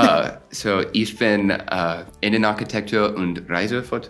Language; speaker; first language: German; non-native, learner; English